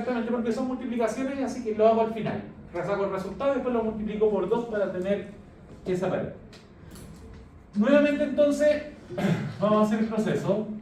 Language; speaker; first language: Spanish; native; Spanish